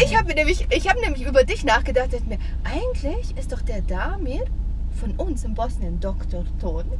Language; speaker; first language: German; early bilingual, other home language; Bosnian